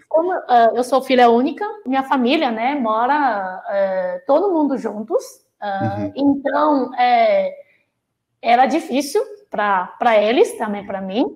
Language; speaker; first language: Portuguese; non-native, fluent; Chinese